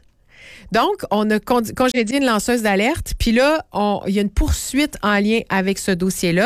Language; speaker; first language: French; native; French